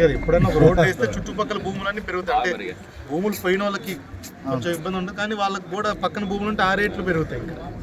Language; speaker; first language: Telugu; native; Telugu